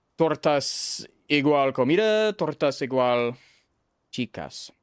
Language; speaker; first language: Spanish; non-native, learner; English